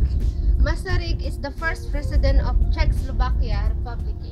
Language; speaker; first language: English; non-native, local second language; Filipino